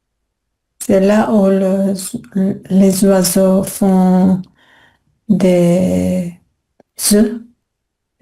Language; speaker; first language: French; non-native, learner; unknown